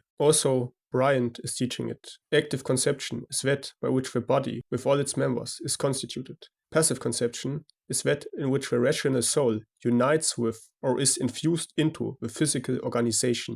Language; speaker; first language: English; non-native, fluent; German